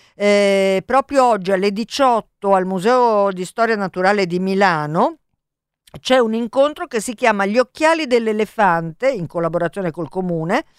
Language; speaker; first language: Italian; native; Italian